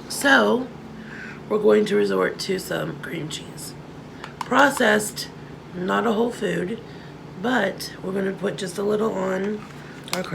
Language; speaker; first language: English; native; English